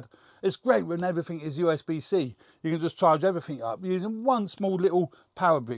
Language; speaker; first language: English; native; English